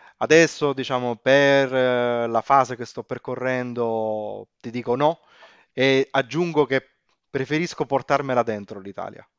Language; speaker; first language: Italian; native; Italian